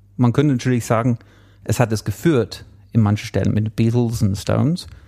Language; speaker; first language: German; non-native, fluent; English